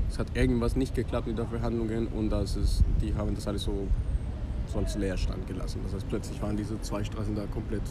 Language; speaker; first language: German; non-native, fluent; Spanish